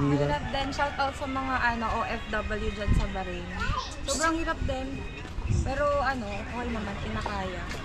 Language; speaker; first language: Filipino; native; Filipino